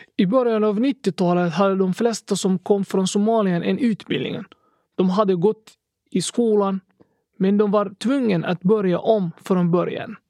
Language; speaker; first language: Swedish; early bilingual, other home language; Somali